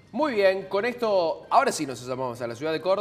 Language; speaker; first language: Spanish; native; Spanish